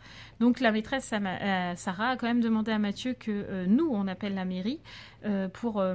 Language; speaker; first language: French; native; French